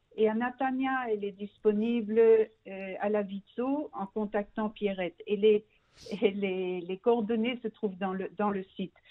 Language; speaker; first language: French; native; French